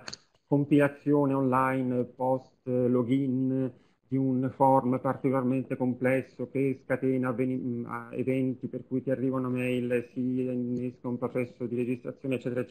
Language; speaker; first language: Italian; native; Italian